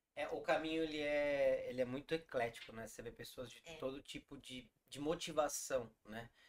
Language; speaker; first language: Portuguese; native; Portuguese